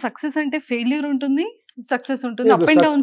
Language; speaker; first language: Telugu; native; Telugu